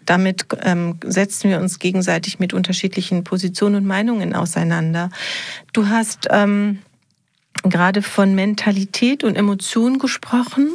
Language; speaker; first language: German; native; German